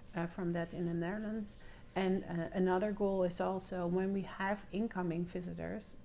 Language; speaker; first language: English; non-native, fluent; Dutch